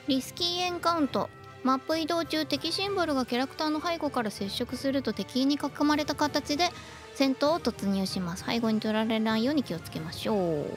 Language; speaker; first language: Japanese; native; Japanese